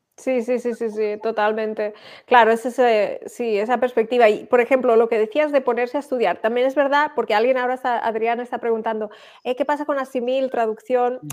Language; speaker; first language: Spanish; native; Spanish